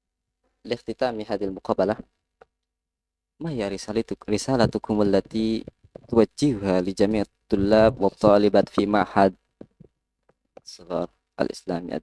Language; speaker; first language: Arabic; non-native, learner; Indonesian